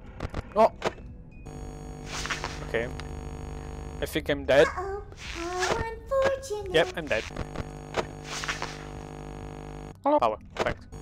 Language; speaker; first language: English; non-native, learner; Italian